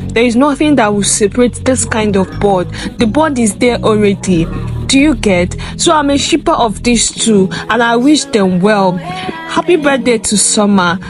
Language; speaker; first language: Nigerian Pidgin; non-native, local second language; Igbo